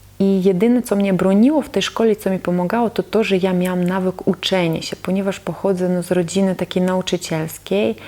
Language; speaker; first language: Polish; non-native, fluent; Russian